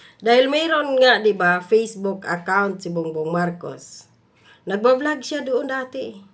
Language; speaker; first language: Filipino; non-native, local second language; Cebuano